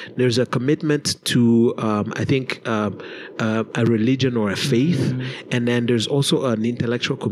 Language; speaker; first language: English; non-native, local second language; Kinyarwanda